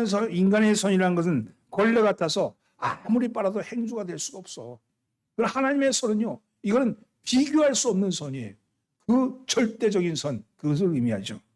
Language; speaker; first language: Korean; native; Korean